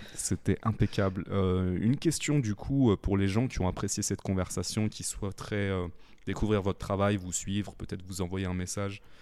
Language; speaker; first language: French; native; French